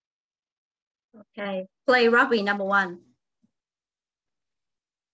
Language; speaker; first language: English; non-native, fluent; Vietnamese